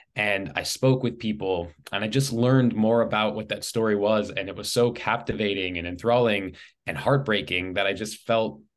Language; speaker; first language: English; native; English